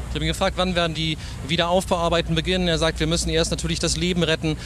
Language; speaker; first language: German; native; German